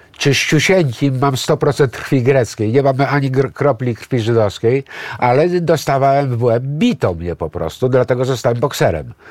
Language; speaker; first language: Polish; early bilingual, other home language; Greek